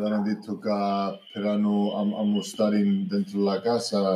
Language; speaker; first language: Italian; early bilingual, heritage; English